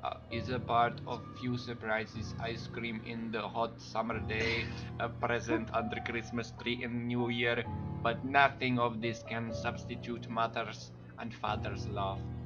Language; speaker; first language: English; non-native, learner; Czech